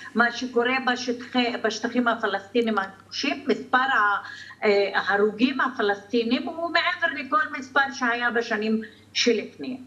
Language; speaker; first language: Hebrew; non-native, local second language; Arabic